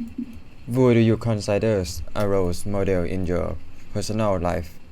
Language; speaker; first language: English; non-native, learner; Thai